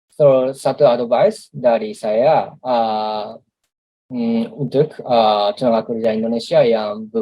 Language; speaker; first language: Indonesian; non-native, learner; Japanese